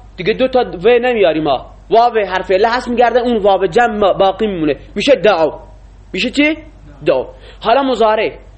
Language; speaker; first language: Persian; non-native, local second language; Baluchi